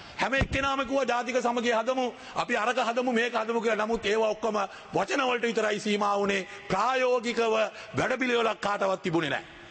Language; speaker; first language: Sinhala; non-native, local second language; Tamil